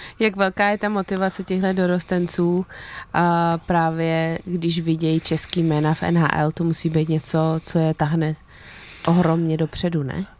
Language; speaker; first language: Czech; native; Czech